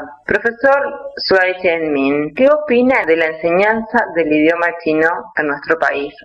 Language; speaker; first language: Spanish; native; Spanish